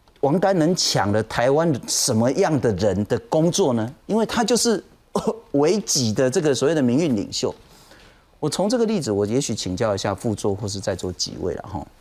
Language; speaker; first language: Chinese; native; Chinese